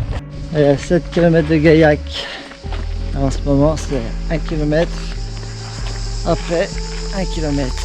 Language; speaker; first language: French; native; French